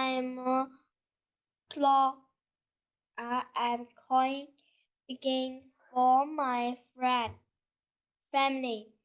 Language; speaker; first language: English; non-native, learner; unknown